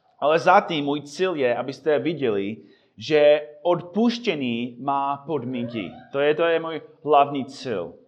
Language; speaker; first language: Czech; non-native, fluent; English